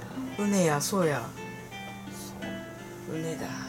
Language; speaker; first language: Japanese; native; Japanese